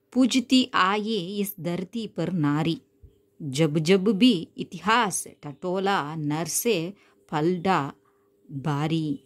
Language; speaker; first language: Hindi; non-native, local second language; Tamil